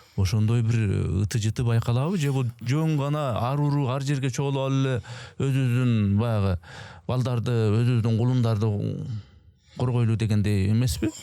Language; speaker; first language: Kyrgyz; native; Kyrgyz